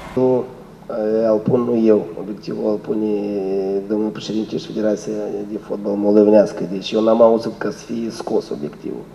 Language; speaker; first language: Romanian; non-native, local second language; Russian